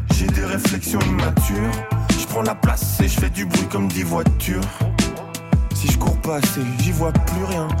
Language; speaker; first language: French; native; French